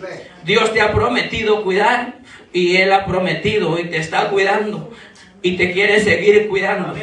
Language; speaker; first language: Spanish; native; Spanish